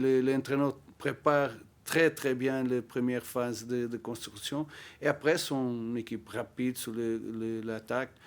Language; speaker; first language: French; non-native, learner; Portuguese